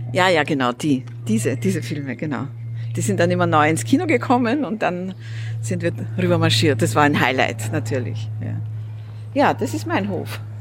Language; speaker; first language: German; early bilingual, other home language; Russian